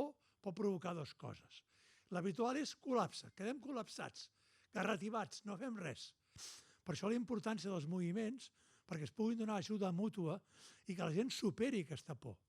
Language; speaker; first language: Catalan; native; Catalan